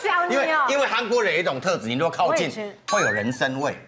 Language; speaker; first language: Chinese; native; Chinese